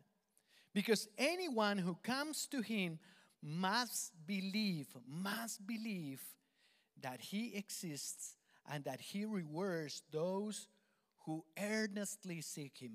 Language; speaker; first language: English; non-native, fluent; Spanish